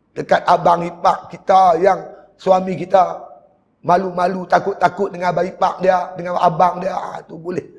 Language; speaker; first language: Malay; native; Malay